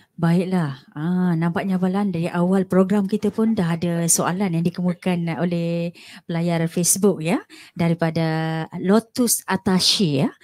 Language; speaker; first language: Malay; native; Malay